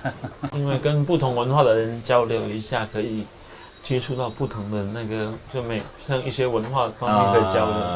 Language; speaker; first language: Chinese; native; Chinese